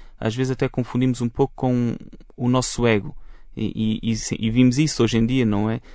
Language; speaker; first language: Portuguese; native; Portuguese